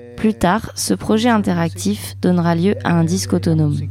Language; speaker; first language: French; non-native, fluent; Spanish